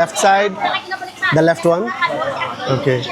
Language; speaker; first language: English; non-native, learner; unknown